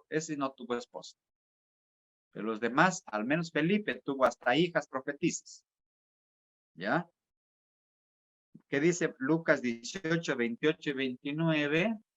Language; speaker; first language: Spanish; native; Spanish